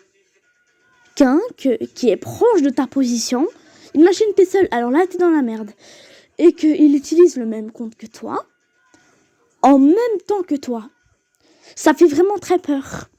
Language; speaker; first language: French; native; French